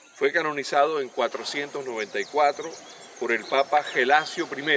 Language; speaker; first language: Spanish; native; Spanish